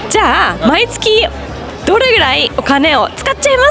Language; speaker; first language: Japanese; non-native, fluent; English